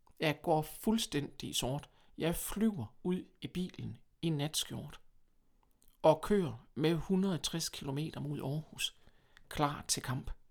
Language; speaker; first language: Danish; early bilingual, other home language; German